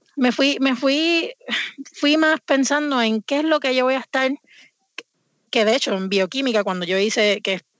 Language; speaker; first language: Spanish; native; Spanish